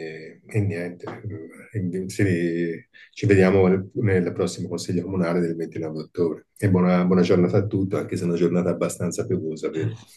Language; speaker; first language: Italian; native; Italian